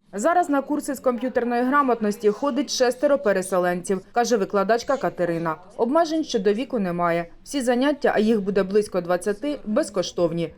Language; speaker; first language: Ukrainian; native; Ukrainian